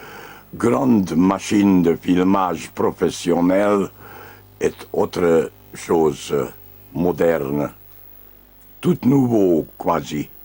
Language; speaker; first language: French; non-native, learner; Romanian